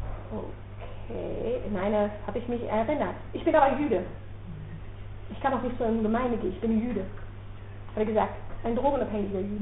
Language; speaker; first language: German; non-native, fluent; Dutch